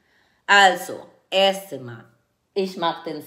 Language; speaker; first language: German; non-native, fluent; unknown